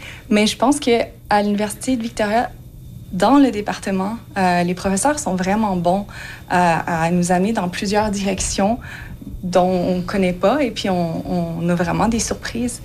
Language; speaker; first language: French; native; French